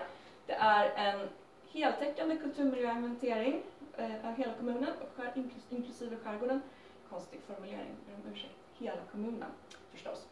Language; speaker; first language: Swedish; native; Swedish